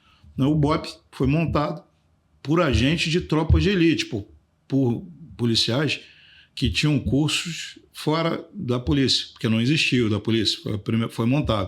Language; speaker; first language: Portuguese; native; Portuguese